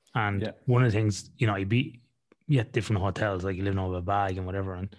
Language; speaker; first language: English; native; English